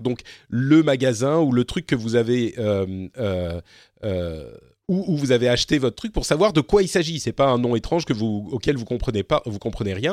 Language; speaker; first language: French; native; French